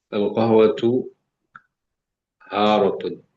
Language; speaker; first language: Arabic; non-native, learner; Indonesian